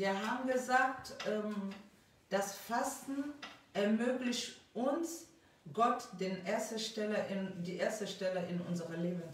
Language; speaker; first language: German; non-native, fluent; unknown